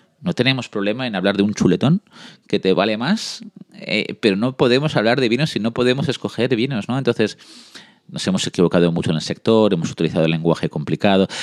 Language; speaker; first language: Spanish; early bilingual, other home language; French